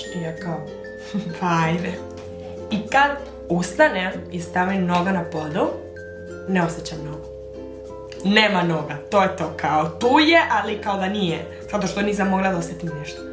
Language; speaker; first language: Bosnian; early bilingual, heritage; Spanish